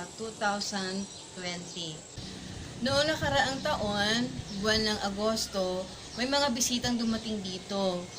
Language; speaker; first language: Filipino; non-native, local second language; Iloko